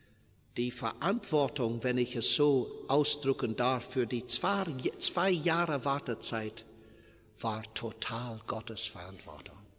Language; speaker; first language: German; non-native, fluent; English